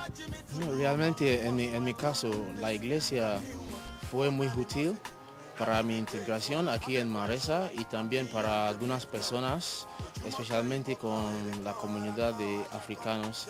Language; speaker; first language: Spanish; non-native, learner; Yoruba